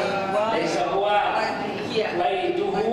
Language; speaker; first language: Arabic; non-native, fluent; Malay